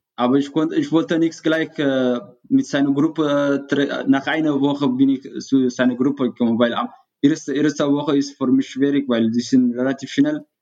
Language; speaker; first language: German; non-native, learner; Tigrinya